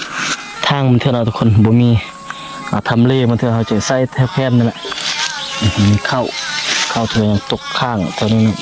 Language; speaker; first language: Thai; non-native, local second language; Lao